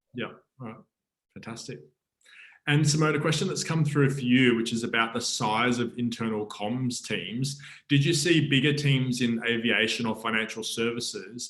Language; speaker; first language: English; native; English